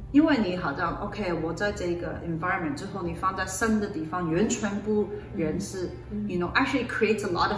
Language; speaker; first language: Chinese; early bilingual, other home language; Cantonese